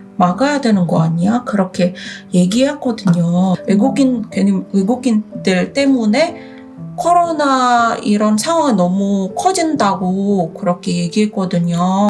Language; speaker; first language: Korean; non-native, fluent; Indonesian